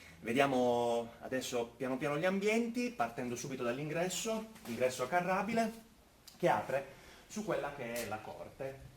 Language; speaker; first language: Italian; native; Italian